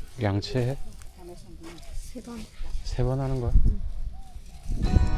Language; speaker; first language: Korean; native; Korean